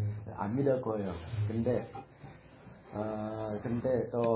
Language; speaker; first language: Korean; non-native, learner; Vietnamese